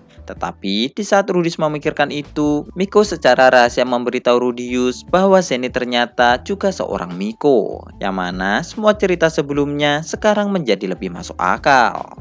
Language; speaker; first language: Indonesian; native; Indonesian